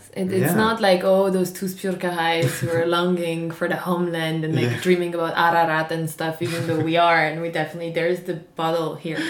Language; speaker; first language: English; non-native, fluent; French